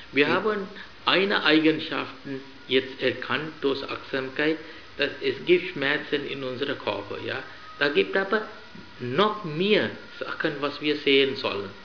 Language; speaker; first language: German; non-native, fluent; Sinhala